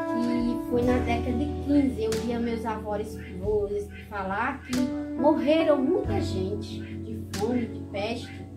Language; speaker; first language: Portuguese; native; Portuguese